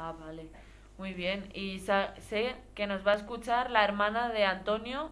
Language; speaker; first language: Spanish; native; Spanish